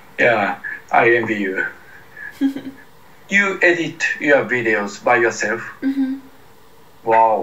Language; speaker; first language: English; non-native, learner; Japanese